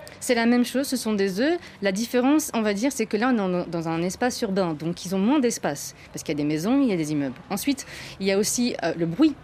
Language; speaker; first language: French; native; French